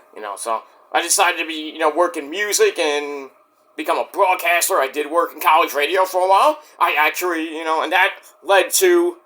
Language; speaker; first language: English; native; English